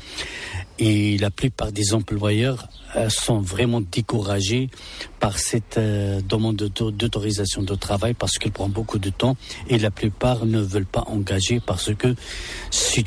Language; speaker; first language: French; non-native, local second language; Arabic